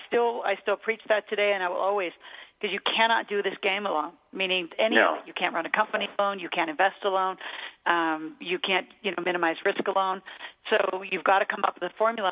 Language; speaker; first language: English; native; English